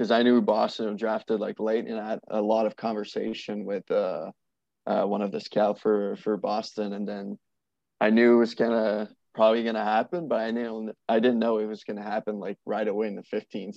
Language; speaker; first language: English; non-native, fluent; French